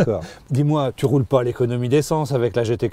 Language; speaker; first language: French; native; French